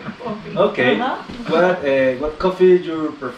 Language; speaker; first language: English; non-native, learner; Spanish